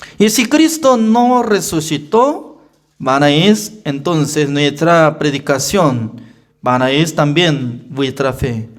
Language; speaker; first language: Spanish; non-native, fluent; Korean